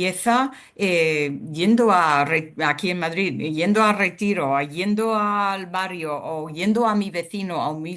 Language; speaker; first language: Spanish; non-native, fluent; English